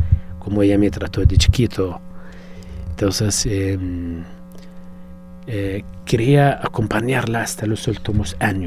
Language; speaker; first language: Spanish; non-native, fluent; Arabic